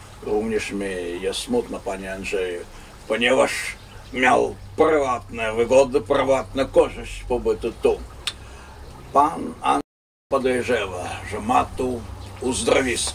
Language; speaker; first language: Polish; non-native, fluent; Russian